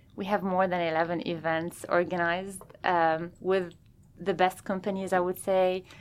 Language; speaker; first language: English; non-native, fluent; Arabic